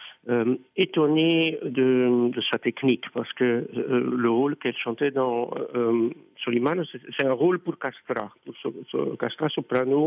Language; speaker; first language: French; non-native, fluent; Dutch